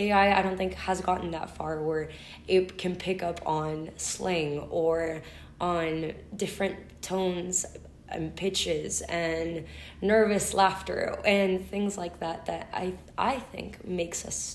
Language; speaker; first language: English; non-native, fluent; Spanish